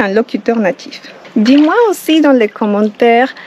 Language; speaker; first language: French; non-native, fluent; Spanish